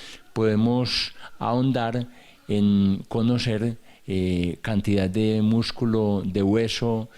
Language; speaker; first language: Spanish; native; Spanish